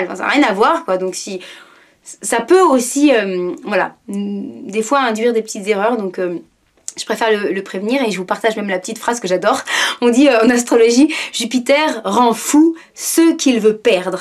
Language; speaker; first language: French; native; French